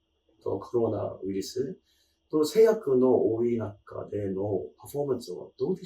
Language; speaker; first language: Japanese; non-native, learner; English